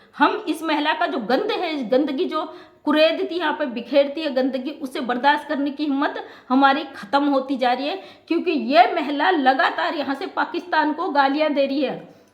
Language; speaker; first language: Hindi; native; Hindi